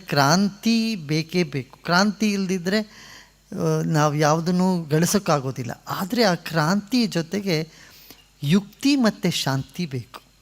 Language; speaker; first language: Kannada; non-native, local second language; Tamil